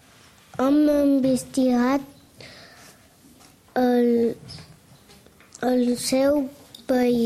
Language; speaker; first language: Catalan; early bilingual, other home language; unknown